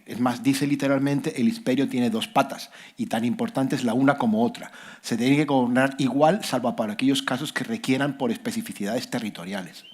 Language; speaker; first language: Spanish; native; Spanish